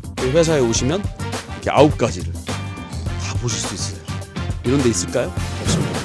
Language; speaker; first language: Korean; native; Korean